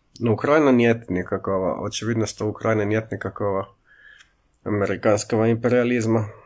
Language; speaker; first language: Russian; non-native, fluent; Finnish